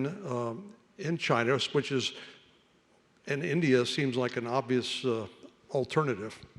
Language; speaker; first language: English; native; English